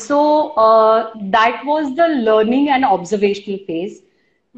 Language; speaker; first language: English; non-native, local second language; Marathi